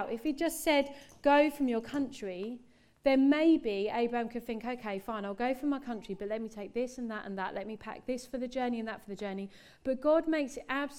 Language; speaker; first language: English; native; English